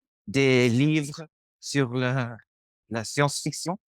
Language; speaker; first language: French; non-native, learner; Spanish